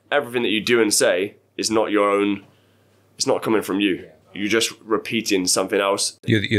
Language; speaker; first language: English; native; English